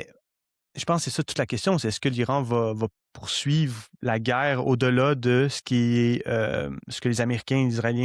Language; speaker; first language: French; native; French